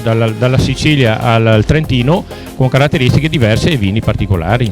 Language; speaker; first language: Italian; native; Italian